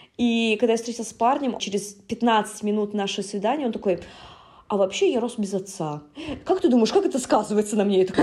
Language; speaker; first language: Russian; native; Russian